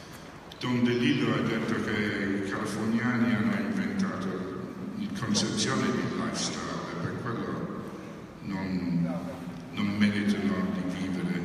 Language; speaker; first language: Italian; non-native, fluent; English